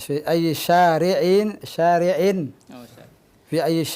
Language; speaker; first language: Arabic; non-native, fluent; Indonesian